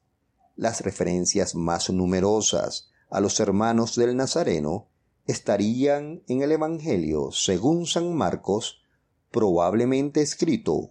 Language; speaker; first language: Spanish; native; Spanish